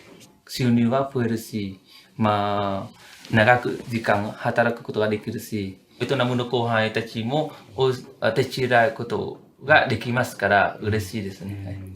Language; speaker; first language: Japanese; non-native, learner; Vietnamese